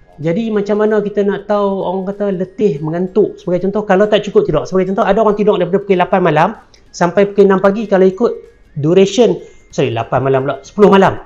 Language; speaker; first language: Malay; native; Malay